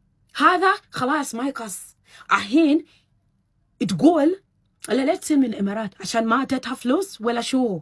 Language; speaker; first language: Arabic; non-native, learner; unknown